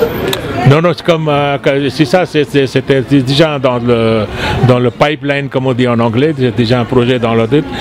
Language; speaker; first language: French; non-native, fluent; Punjabi